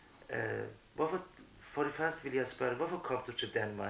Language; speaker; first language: Danish; non-native, fluent; Kurdish